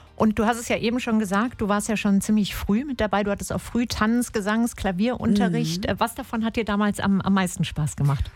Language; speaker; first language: German; native; German